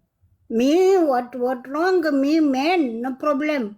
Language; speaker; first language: English; non-native, learner; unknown